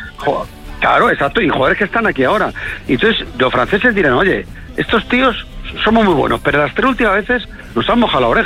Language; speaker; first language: Spanish; native; Spanish